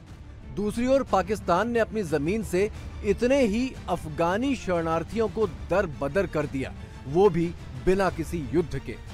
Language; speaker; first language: Hindi; native; Hindi